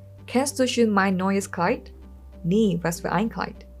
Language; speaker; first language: German; non-native, learner; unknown